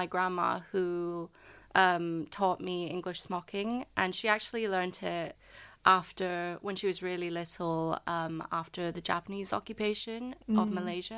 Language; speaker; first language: English; non-native, local second language; Cantonese